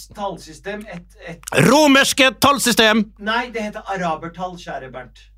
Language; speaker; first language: Norwegian; early bilingual, other home language; Arabic